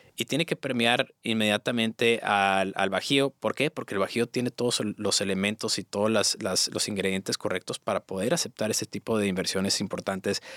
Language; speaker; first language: Spanish; native; Spanish